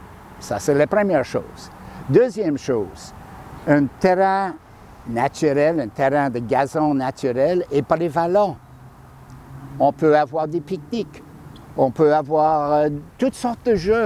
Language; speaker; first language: French; non-native, fluent; English